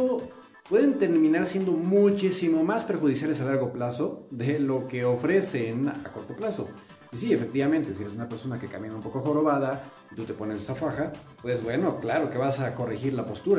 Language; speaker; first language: Spanish; native; Spanish